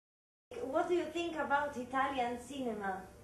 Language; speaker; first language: English; non-native, learner; Italian